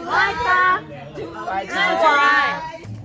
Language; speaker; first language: English; non-native, learner; Korean